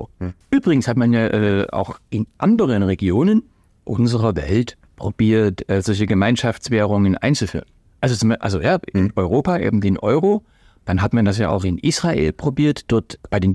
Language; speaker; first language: German; native; German